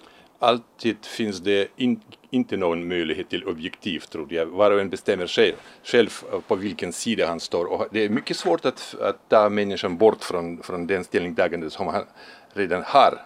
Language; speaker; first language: Swedish; non-native, fluent; Russian